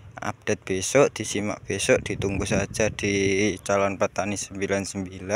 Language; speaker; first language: Indonesian; non-native, local second language; Javanese